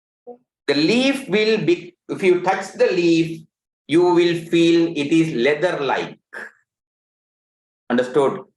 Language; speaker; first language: English; non-native, local second language; Tamil